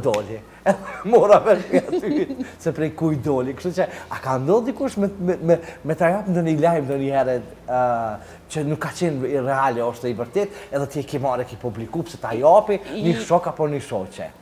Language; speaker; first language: Albanian; native; Albanian